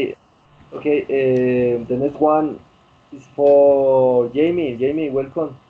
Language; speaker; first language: English; non-native, learner; Spanish